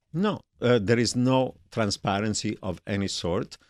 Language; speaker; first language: English; non-native, fluent; Italian